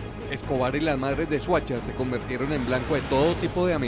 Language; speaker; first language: Spanish; native; Spanish